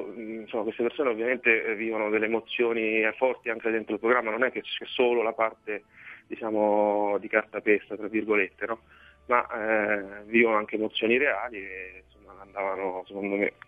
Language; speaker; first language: Italian; native; Italian